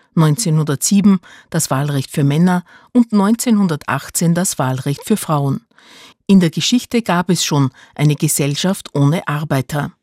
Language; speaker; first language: German; native; German